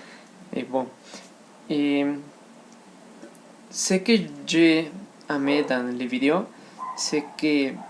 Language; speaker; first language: French; non-native, learner; Spanish